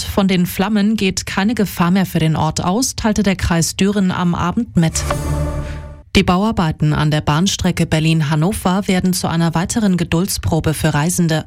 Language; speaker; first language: German; native; German